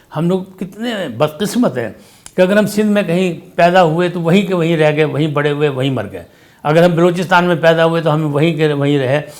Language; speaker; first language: Urdu; non-native, local second language; Punjabi